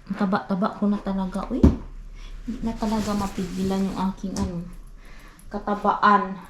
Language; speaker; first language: Filipino; non-native, local second language; Hiligaynon